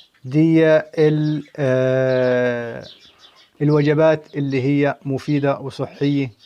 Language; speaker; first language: Arabic; native; Arabic